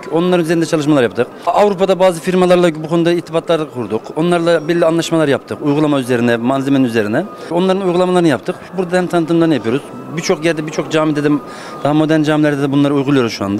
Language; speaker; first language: Turkish; native; Turkish